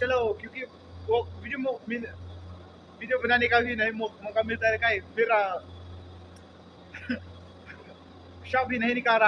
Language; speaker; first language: Hindi; non-native, local second language; Khasi